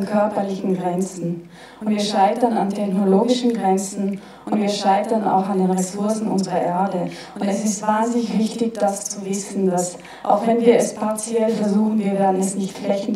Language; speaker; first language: German; native; German